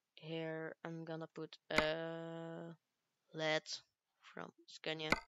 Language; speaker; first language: English; non-native, learner; Dutch